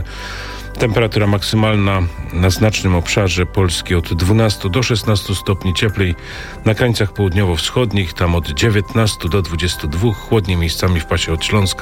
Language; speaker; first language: Polish; native; Polish